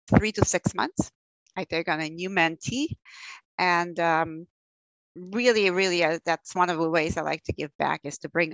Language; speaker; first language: English; early bilingual, other home language; Russian